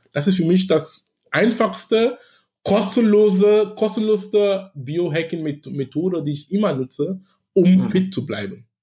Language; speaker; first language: German; non-native, fluent; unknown